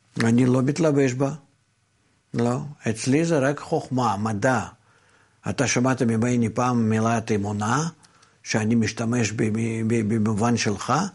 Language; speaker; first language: Hebrew; non-native, fluent; Russian